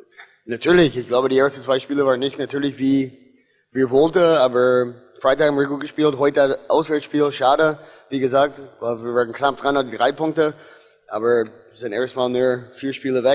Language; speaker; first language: German; non-native, fluent; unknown